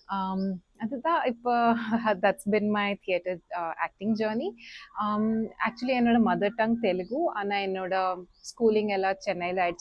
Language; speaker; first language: Tamil; non-native, local second language; Telugu